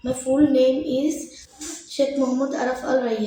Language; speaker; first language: English; non-native, learner; Bangla